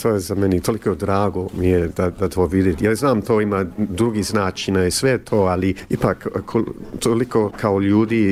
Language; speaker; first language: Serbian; early bilingual, heritage; Croatian